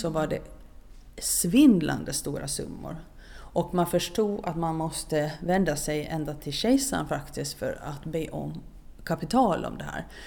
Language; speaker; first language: Swedish; native; Swedish